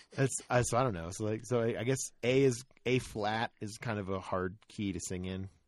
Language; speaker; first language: English; native; English